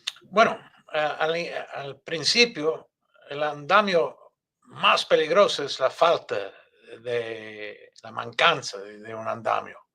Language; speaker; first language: Spanish; non-native, fluent; English